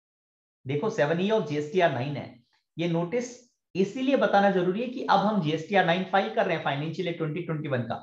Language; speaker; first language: Hindi; native; Hindi